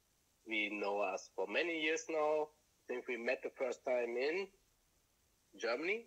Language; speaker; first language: English; non-native, fluent; German